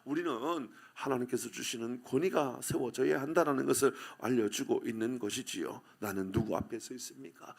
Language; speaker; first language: Korean; native; Korean